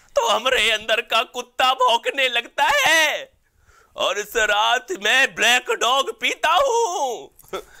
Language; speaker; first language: Hindi; native; Hindi